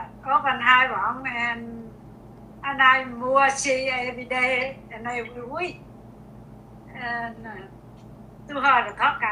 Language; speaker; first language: English; non-native, learner; Vietnamese